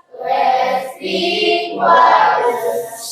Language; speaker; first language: English; non-native, learner; Indonesian